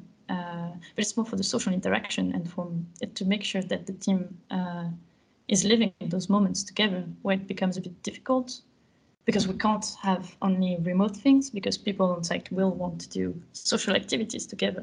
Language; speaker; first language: English; non-native, fluent; French